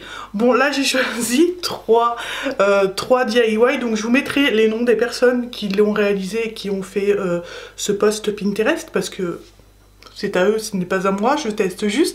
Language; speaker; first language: French; native; French